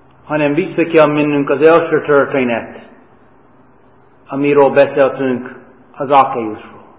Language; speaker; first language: Hungarian; non-native, fluent; English